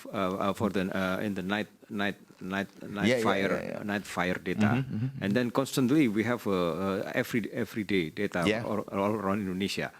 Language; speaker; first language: English; non-native, learner; Indonesian